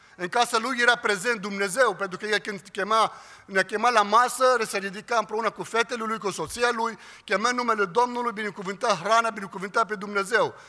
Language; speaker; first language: Romanian; non-native, fluent; Arabic